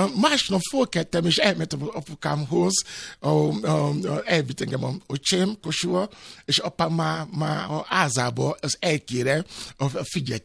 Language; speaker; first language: Hungarian; non-native, fluent; Yoruba